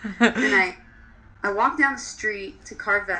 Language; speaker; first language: English; early bilingual, other home language; Polish